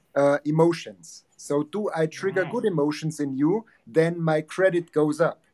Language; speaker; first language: English; non-native, fluent; German